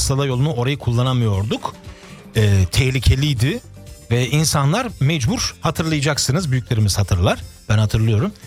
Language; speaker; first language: Turkish; early bilingual, heritage; Turkish